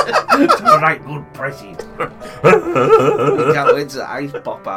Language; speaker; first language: English; native; English